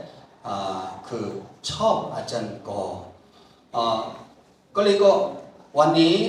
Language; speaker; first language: Thai; non-native, fluent; Korean